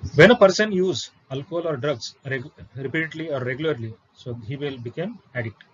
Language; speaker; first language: English; non-native, local second language; Marathi